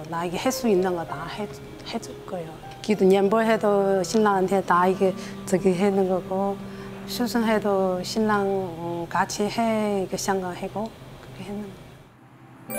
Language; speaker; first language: Korean; non-native, learner; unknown